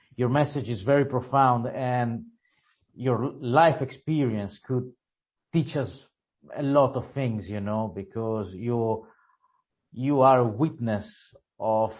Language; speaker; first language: English; non-native, fluent; Italian